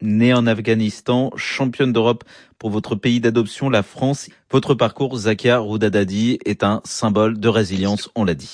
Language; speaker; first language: French; native; French